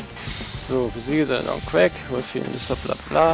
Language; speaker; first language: German; native; German